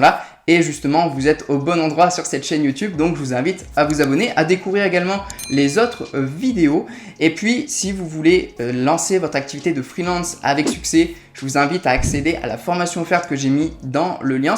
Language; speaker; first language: French; native; French